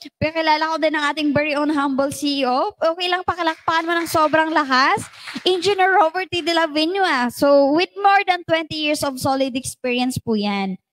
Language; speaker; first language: Filipino; non-native, local second language; Bikol